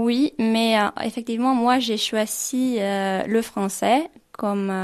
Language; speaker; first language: French; non-native, fluent; Swedish